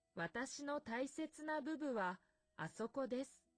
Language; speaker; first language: Japanese; non-native, learner; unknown